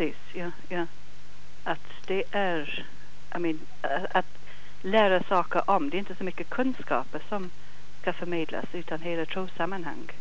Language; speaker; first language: Swedish; non-native, fluent; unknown